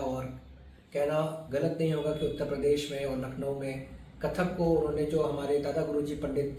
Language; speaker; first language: Hindi; native; Hindi